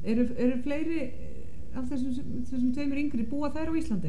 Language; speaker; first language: Icelandic; native; Icelandic